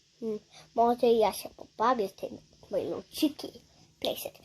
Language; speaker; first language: Polish; early bilingual, heritage; Polish